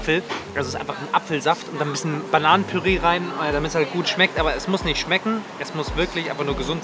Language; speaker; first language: German; native; German